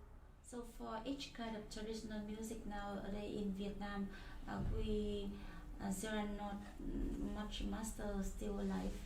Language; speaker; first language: English; non-native, learner; Vietnamese